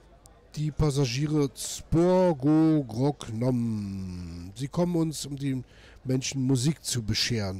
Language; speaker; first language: German; native; German